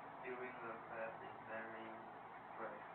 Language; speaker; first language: English; non-native, learner; Chinese